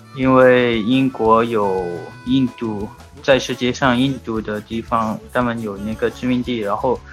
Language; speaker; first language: Chinese; non-native, fluent; Morisyen